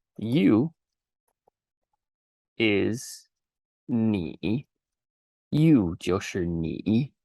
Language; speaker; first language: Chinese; non-native, learner; English